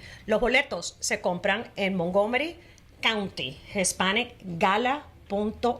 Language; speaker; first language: Spanish; native; Spanish